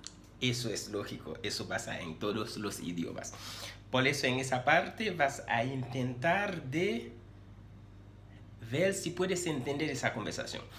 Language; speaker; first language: Spanish; non-native, fluent; Haitian Creole